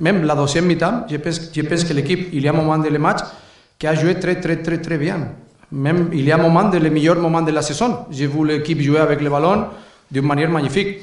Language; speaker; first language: French; non-native, learner; Spanish